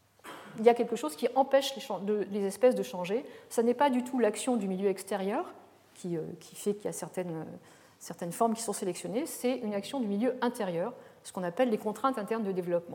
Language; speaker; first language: French; native; French